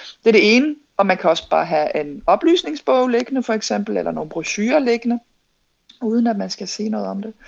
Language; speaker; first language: Danish; native; Danish